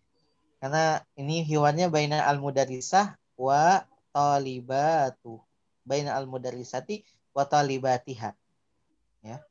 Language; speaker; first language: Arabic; non-native, fluent; Indonesian